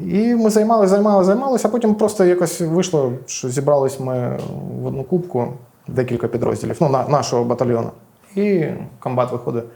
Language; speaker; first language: Ukrainian; non-native, local second language; Russian